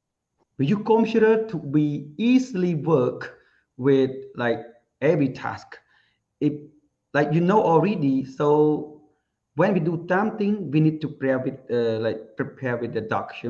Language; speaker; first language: English; non-native, learner; Khmer